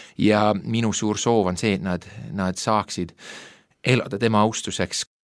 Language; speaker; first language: Estonian; non-native, fluent; English